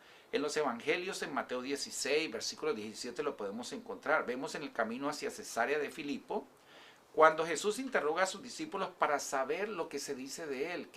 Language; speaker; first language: Spanish; native; Spanish